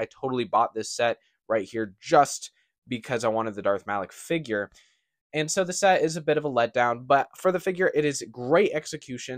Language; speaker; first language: English; native; English